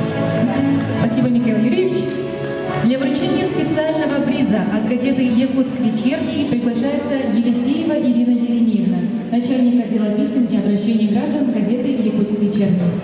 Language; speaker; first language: Russian; native; Russian